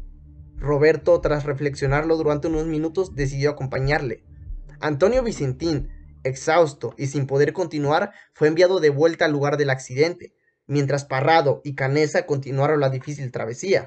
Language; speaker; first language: Spanish; native; Spanish